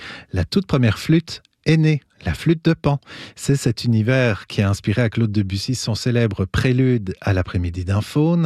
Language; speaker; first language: French; native; French